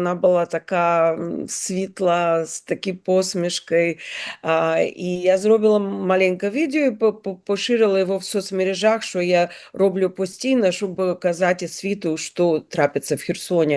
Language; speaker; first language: Ukrainian; non-native, learner; Russian